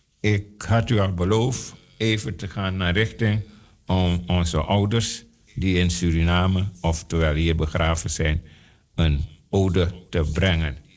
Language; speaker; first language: Dutch; non-native, local second language; Sranan Tongo